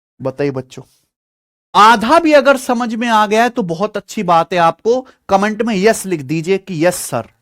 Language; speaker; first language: Hindi; native; Hindi